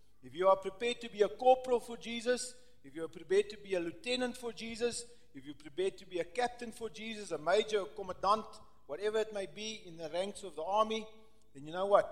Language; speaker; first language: English; early bilingual, other home language; Afrikaans